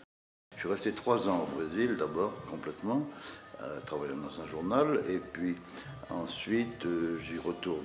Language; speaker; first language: French; native; French